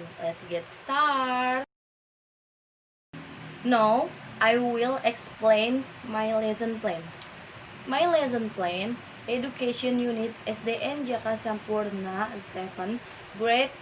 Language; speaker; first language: English; non-native, learner; Indonesian